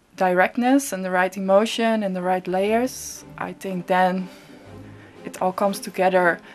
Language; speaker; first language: English; non-native, fluent; Dutch